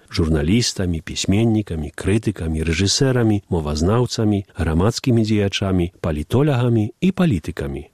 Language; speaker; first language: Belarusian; early bilingual, heritage; Belarusian